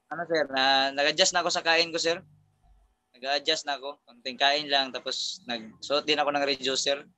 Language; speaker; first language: Filipino; non-native, local second language; Cebuano